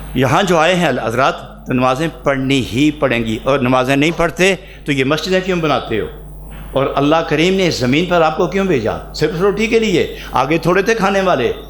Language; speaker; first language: Urdu; non-native, local second language; Punjabi